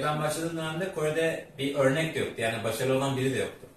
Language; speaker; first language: Turkish; native; Turkish